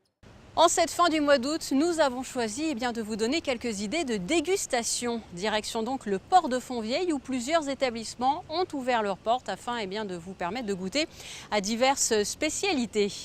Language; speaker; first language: French; native; French